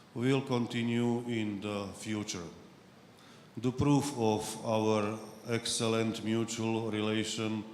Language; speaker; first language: English; non-native, fluent; Slovak